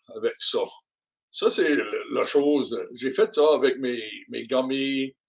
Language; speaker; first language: French; non-native, learner; English